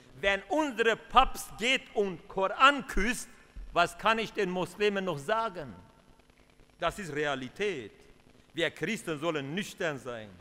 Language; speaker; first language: German; non-native, fluent; Kurdish